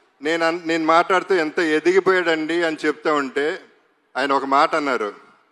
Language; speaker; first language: Telugu; native; Telugu